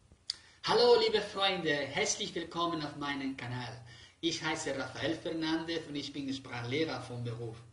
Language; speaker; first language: German; non-native, fluent; Spanish